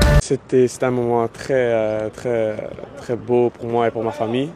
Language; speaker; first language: French; early bilingual, other home language; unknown